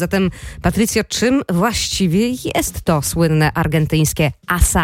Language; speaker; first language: Polish; native; Polish